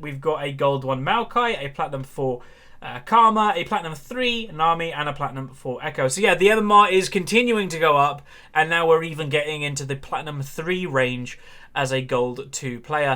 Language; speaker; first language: English; native; English